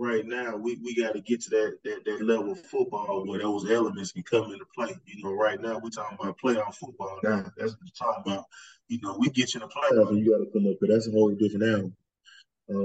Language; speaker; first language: English; native; English